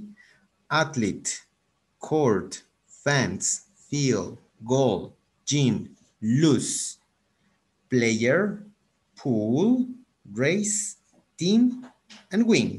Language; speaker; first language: English; non-native, fluent; Spanish